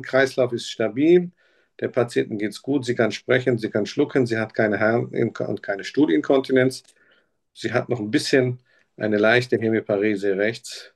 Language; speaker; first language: German; native; German